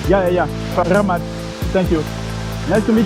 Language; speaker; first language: English; non-native, learner; French